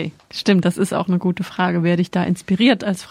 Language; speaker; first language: German; native; German